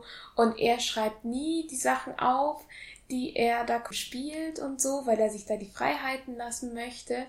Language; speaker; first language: German; native; German